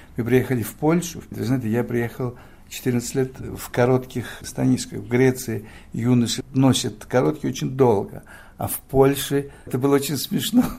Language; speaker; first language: Russian; non-native, fluent; Greek